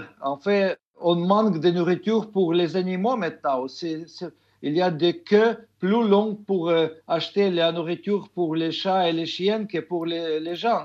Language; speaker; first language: French; non-native, fluent; Russian